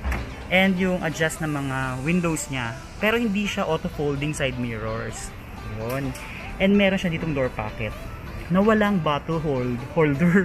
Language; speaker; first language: Filipino; native; Filipino